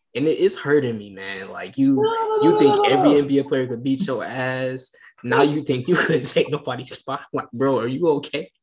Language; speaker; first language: English; native; English